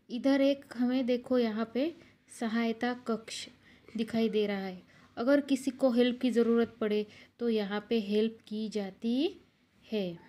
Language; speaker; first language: Hindi; non-native, local second language; Marathi